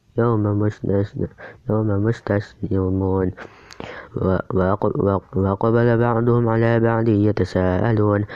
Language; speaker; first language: Arabic; non-native, learner; Indonesian